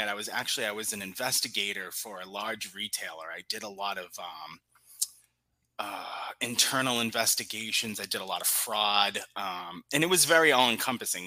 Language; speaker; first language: English; native; English